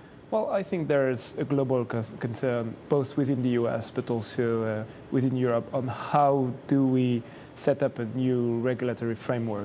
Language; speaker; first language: English; non-native, fluent; French